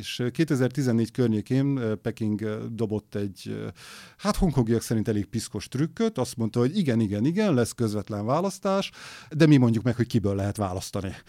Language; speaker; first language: Hungarian; native; Hungarian